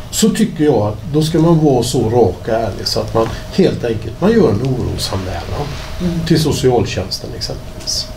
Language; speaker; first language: Swedish; native; Swedish